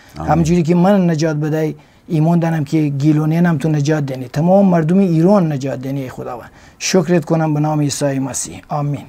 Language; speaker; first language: Persian; non-native, local second language; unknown